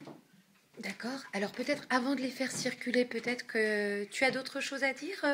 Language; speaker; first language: French; native; French